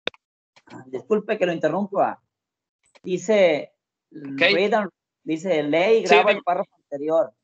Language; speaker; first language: Spanish; native; Spanish